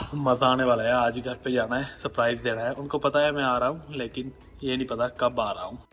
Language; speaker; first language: Hindi; native; Hindi